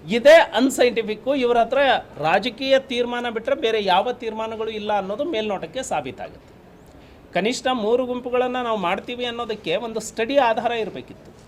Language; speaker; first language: Kannada; non-native, local second language; Lambadi